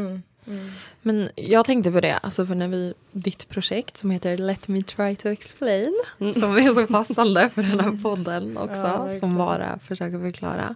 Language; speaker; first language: Swedish; native; Swedish